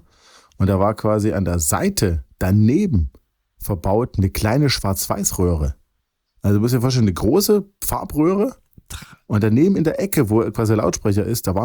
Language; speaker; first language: German; native; German